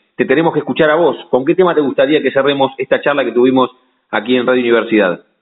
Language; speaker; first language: Spanish; native; Spanish